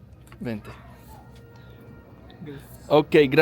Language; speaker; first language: Spanish; non-native, learner; French